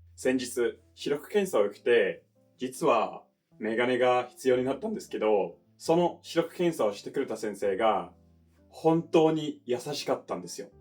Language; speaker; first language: Japanese; non-native, fluent; English